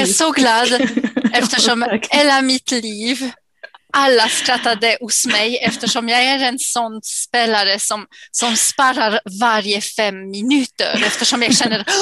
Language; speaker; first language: Swedish; non-native, fluent; English